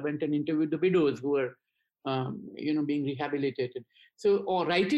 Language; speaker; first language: English; non-native, local second language; Gujarati